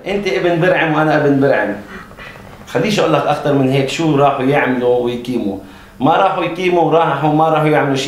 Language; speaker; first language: Arabic; native; Arabic